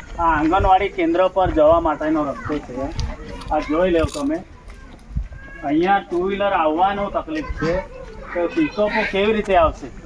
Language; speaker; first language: Gujarati; non-native, local second language; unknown